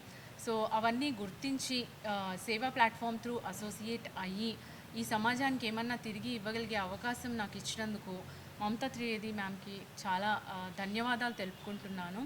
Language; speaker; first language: Telugu; native; Telugu